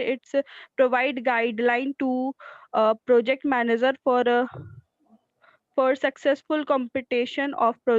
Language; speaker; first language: English; non-native, learner; Hindi